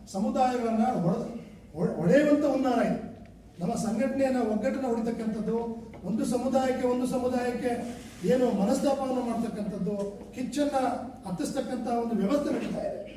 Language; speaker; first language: Kannada; non-native, local second language; Lambadi